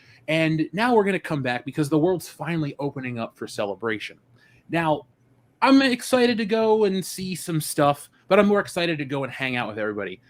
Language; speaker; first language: English; native; English